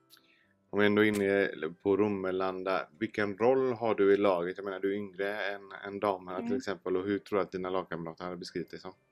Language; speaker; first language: Swedish; native; Swedish